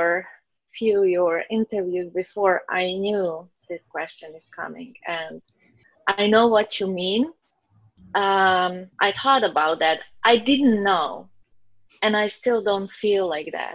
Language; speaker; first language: English; non-native, fluent; Croatian